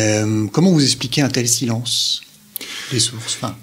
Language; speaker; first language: French; native; French